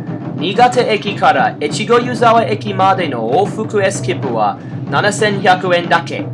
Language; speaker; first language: Japanese; non-native, learner; English